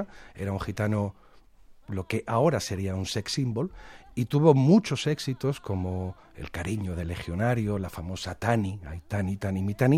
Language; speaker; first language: Spanish; native; Spanish